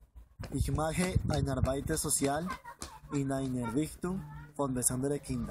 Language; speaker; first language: German; non-native, learner; Spanish